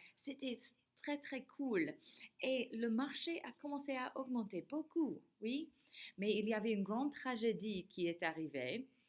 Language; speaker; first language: French; non-native, fluent; English